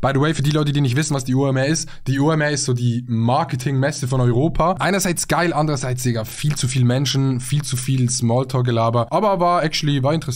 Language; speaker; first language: German; native; German